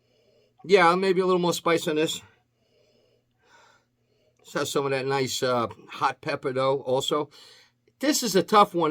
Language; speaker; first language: English; native; English